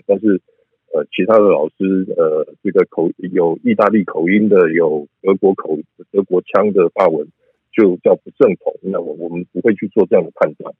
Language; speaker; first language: Chinese; native; Chinese